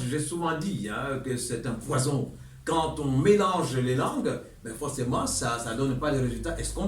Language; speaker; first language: French; native; French